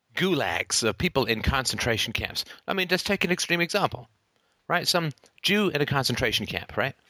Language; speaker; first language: English; native; English